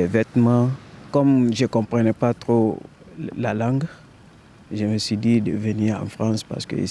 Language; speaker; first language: French; non-native, fluent; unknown